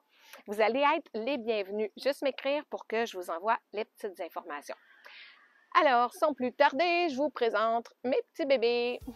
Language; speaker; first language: French; native; French